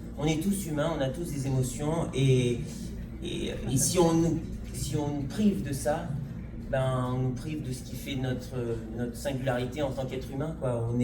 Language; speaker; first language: French; native; French